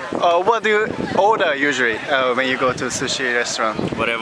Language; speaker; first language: English; non-native, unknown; Japanese